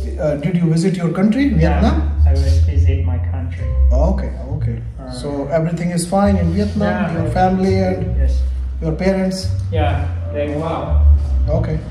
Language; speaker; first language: English; non-native, local second language; Hindi